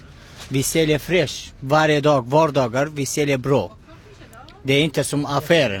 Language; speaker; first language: Swedish; non-native, learner; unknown